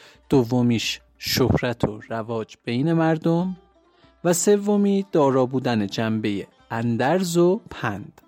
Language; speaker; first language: Persian; native; Persian